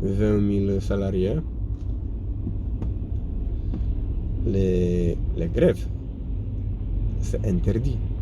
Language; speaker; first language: French; non-native, fluent; Polish